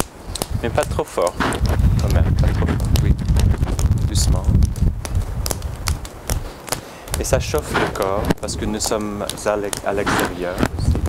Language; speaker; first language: French; non-native, learner; English